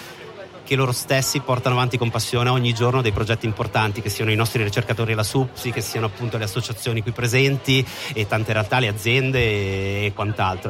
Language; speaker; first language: Italian; native; Italian